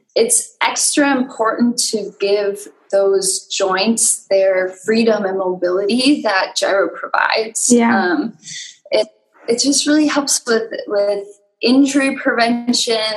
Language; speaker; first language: English; native; English